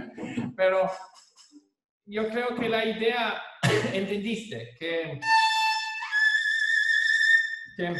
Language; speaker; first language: Spanish; non-native, fluent; German